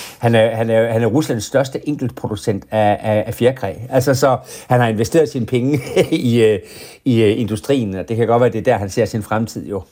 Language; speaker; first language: Danish; native; Danish